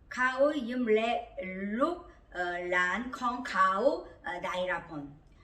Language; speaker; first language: Thai; non-native, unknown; Korean